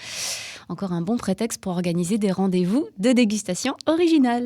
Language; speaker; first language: French; native; French